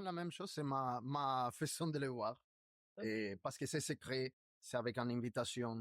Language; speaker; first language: French; non-native, fluent; Spanish